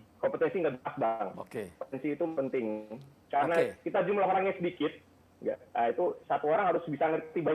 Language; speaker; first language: Indonesian; native; Indonesian